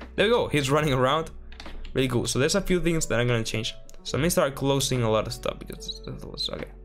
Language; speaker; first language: English; non-native, fluent; Spanish